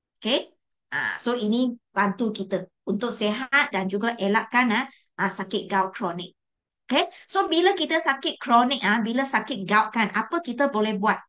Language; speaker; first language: Malay; non-native, local second language; Chinese